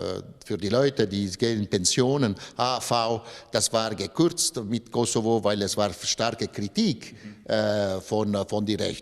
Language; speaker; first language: German; non-native, local second language; French